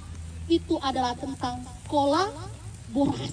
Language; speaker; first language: Indonesian; native; Indonesian